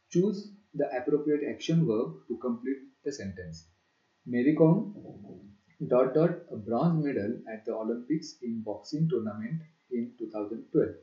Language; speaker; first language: English; non-native, local second language; Marathi